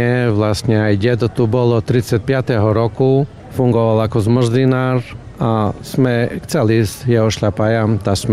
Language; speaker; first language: Slovak; non-native, fluent; Croatian